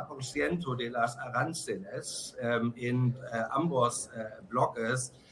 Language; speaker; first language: Spanish; non-native, fluent; German